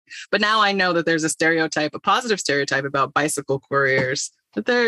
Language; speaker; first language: English; native; English